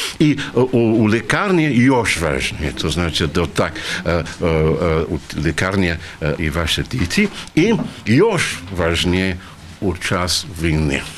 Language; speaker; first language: Ukrainian; non-native, learner; English